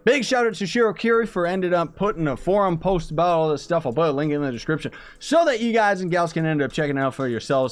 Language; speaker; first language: English; native; English